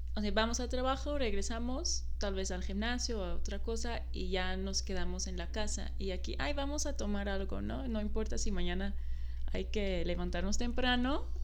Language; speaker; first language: Spanish; non-native, fluent; Dutch